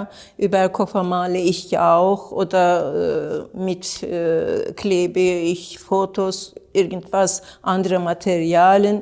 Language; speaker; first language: German; non-native, learner; Turkish